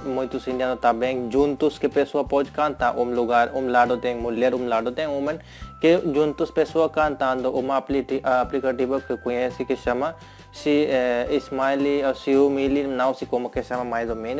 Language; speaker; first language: Portuguese; non-native, learner; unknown